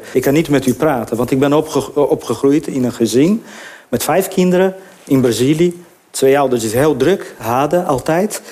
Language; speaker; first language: Dutch; non-native, fluent; Portuguese